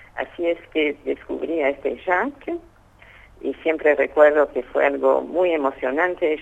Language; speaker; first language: Spanish; early bilingual, other home language; French